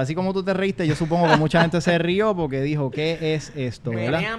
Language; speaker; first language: Spanish; native; Spanish